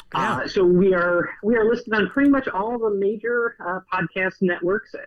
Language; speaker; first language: English; native; English